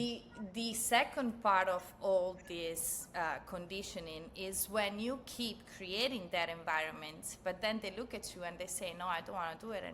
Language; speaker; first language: English; non-native, fluent; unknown